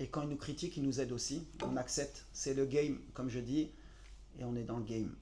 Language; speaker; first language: French; native; French